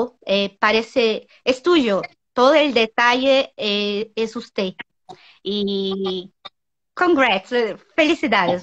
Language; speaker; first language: Spanish; non-native, learner; Portuguese